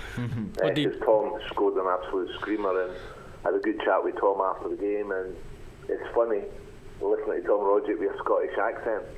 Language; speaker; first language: English; native; English